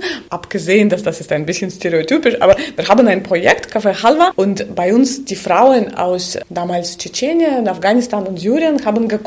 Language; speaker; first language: German; non-native, fluent; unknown